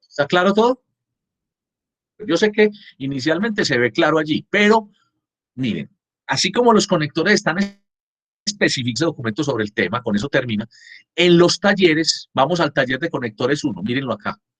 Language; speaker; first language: Spanish; native; Spanish